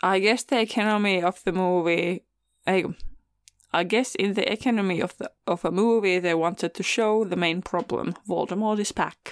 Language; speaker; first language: English; non-native, fluent; Finnish